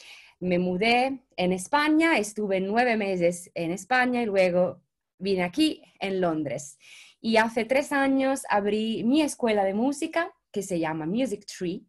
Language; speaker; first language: Spanish; non-native, fluent; Italian